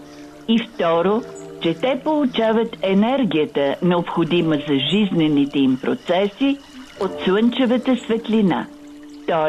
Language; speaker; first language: Bulgarian; native; Bulgarian